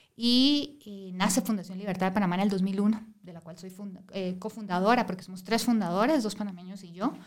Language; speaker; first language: Spanish; native; Spanish